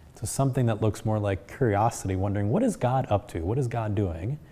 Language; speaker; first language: English; early bilingual, other home language; Spanish